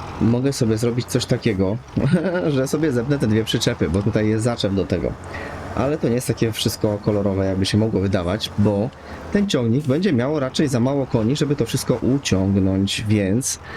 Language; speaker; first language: Polish; native; Polish